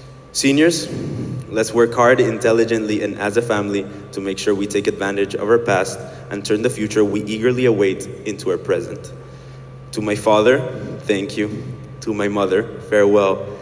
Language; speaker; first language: English; early bilingual, other home language; Spanish